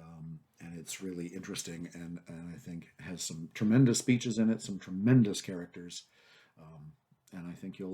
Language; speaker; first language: English; native; English